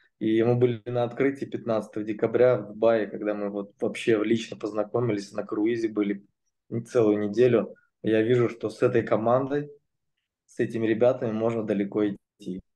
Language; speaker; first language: Russian; native; Russian